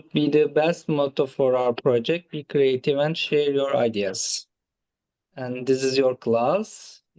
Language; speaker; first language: English; non-native, fluent; Turkish